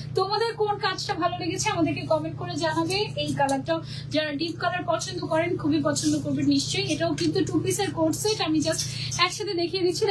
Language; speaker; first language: Bangla; native; Bangla